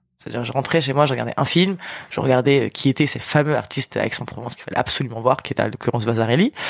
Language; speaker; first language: French; early bilingual, other home language; Arabic